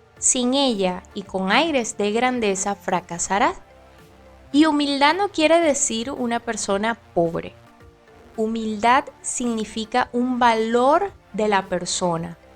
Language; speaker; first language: Spanish; native; Spanish